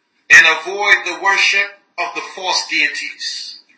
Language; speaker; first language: English; native; English